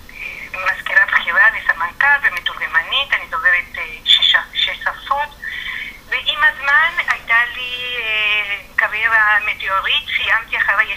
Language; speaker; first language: Hebrew; non-native, fluent; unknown